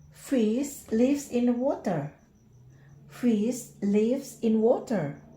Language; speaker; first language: English; non-native, fluent; Indonesian